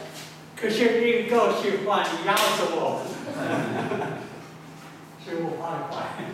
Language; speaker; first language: Chinese; non-native, learner; English